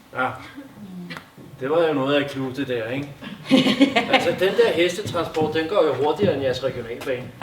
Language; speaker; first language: Danish; native; Danish